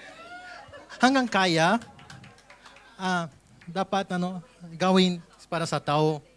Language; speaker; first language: Filipino; non-native, learner; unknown